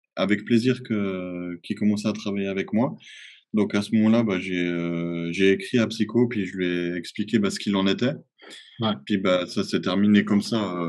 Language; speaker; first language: French; native; French